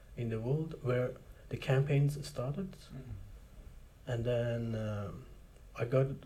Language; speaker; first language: English; non-native, fluent; Persian